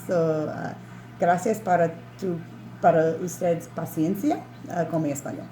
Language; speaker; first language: Spanish; non-native, learner; English